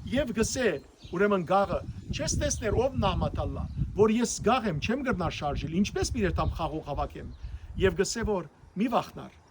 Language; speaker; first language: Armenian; native; Armenian